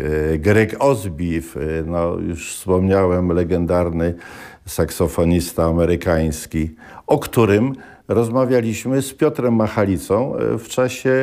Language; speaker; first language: Polish; native; Polish